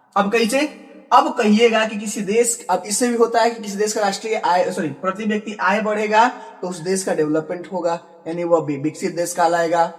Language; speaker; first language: Hindi; native; Hindi